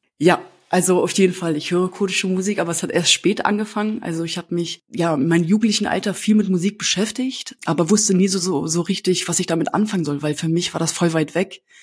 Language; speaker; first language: German; native; German